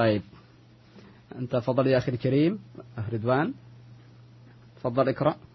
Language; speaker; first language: Arabic; non-native, fluent; Indonesian